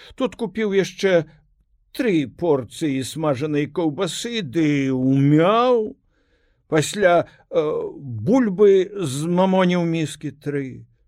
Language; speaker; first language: Belarusian; non-native, local second language; Russian